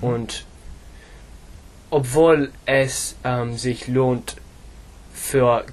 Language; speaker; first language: German; non-native, learner; English